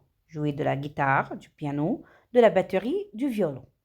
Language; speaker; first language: French; non-native, fluent; Arabic